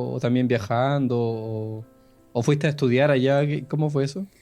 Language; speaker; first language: Spanish; native; Spanish